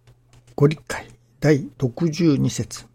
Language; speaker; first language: Japanese; native; Japanese